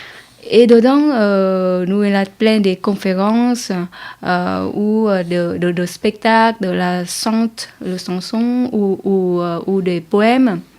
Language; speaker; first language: French; non-native, learner; Vietnamese